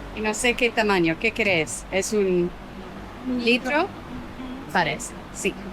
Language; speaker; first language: Spanish; non-native, learner; English